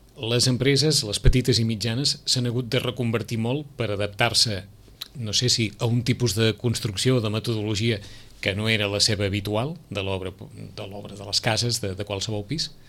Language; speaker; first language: Catalan; native; Catalan